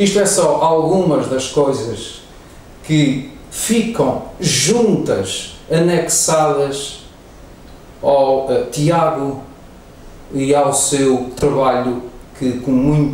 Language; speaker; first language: Portuguese; native; Portuguese